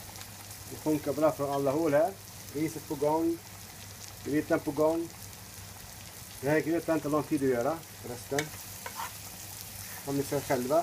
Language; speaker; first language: Swedish; non-native, fluent; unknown